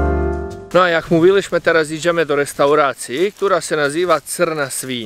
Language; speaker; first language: Polish; non-native, fluent; Croatian